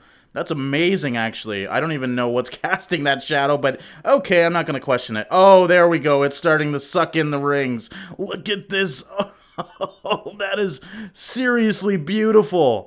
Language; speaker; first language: English; native; English